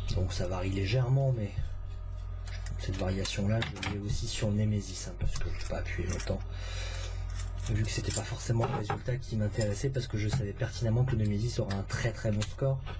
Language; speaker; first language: French; native; French